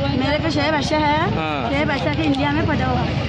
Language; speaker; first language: Hindi; non-native, learner; Rohingya